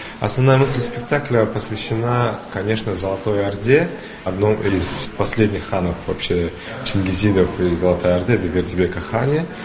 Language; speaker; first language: Russian; non-native, local second language; Kazakh